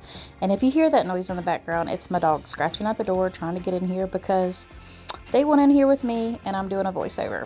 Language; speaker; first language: English; native; English